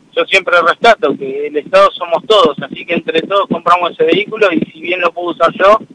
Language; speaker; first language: Spanish; native; Spanish